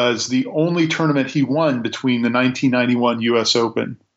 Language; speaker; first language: English; native; English